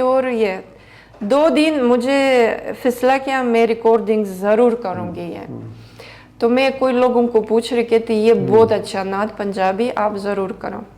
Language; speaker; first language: Hindi; non-native, learner; Greek